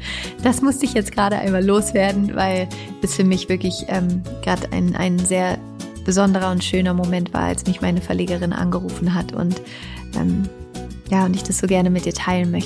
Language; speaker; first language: German; native; German